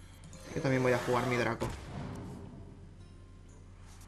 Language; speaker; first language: Spanish; native; Spanish